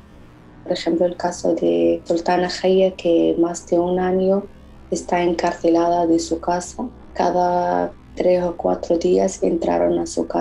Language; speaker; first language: Spanish; non-native, fluent; Arabic